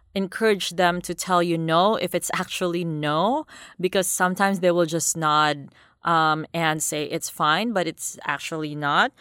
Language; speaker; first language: English; non-native, local second language; Cebuano